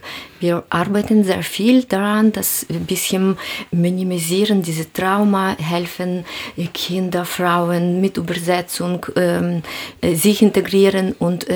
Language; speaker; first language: German; non-native, learner; Ukrainian